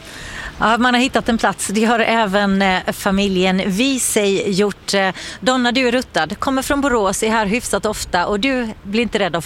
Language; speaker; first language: Swedish; native; Swedish